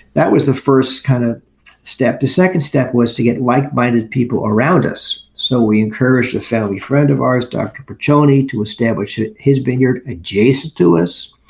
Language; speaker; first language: English; native; English